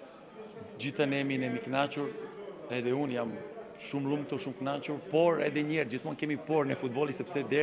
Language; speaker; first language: Albanian; non-native, learner; Serbian